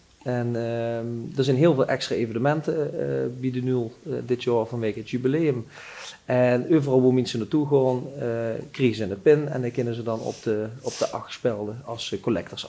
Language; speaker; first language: Dutch; native; Dutch